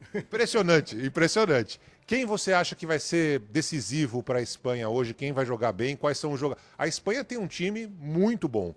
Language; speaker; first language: Portuguese; native; Portuguese